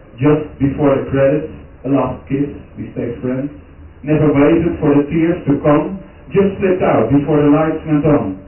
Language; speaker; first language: English; non-native, fluent; Dutch